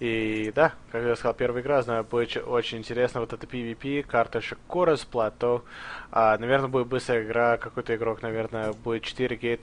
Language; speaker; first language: Russian; early bilingual, heritage; Russian